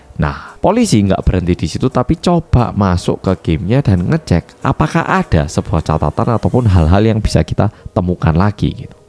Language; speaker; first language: Indonesian; non-native, fluent; Korean